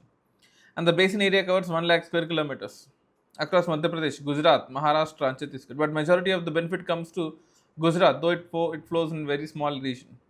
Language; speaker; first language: English; non-native, local second language; Telugu